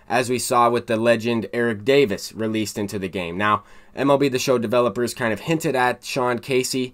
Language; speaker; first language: English; native; English